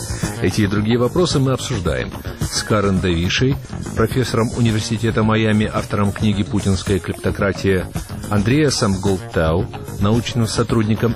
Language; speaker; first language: Russian; native; Russian